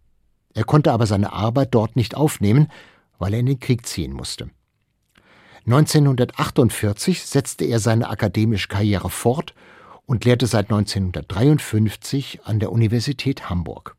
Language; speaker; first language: German; native; German